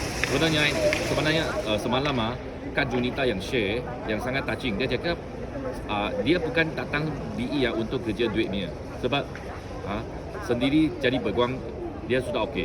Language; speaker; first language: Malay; non-native, local second language; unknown